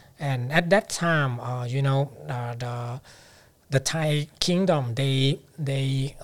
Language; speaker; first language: English; non-native, fluent; Thai